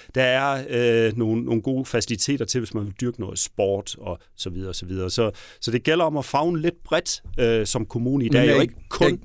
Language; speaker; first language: Danish; native; Danish